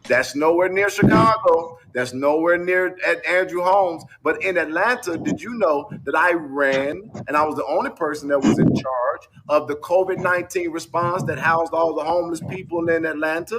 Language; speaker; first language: English; native; English